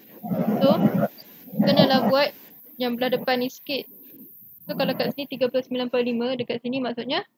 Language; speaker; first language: Malay; native; Malay